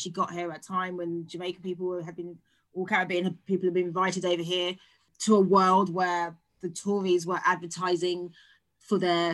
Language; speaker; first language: English; native; English